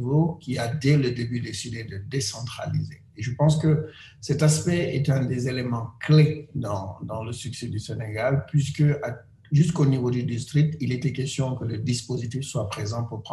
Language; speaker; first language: French; non-native, local second language; Wolof